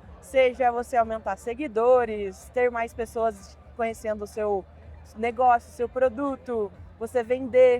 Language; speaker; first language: Portuguese; native; Portuguese